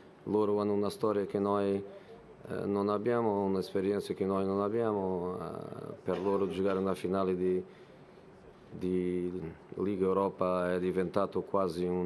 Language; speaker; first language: Italian; non-native, fluent; Portuguese